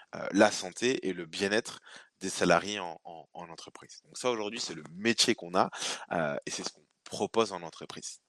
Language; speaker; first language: French; native; French